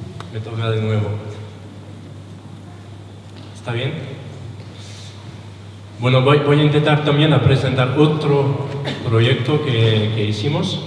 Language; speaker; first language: Spanish; non-native, learner; French